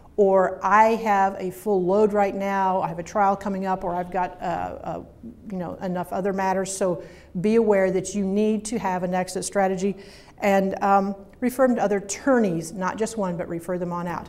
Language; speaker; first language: English; native; English